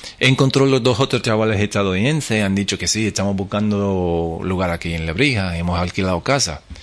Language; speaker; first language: Spanish; non-native, fluent; English